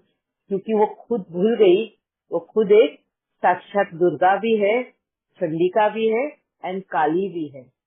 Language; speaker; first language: Hindi; native; Hindi